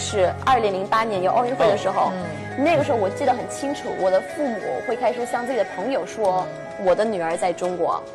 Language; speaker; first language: Chinese; non-native, fluent; English